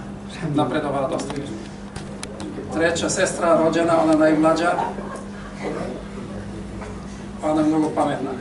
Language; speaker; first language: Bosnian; non-native, fluent; Arabic